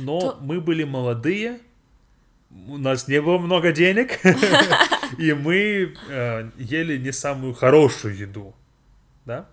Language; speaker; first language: Russian; non-native, fluent; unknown